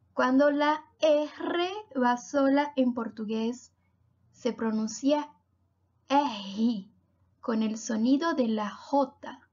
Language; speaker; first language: Spanish; non-native, fluent; Portuguese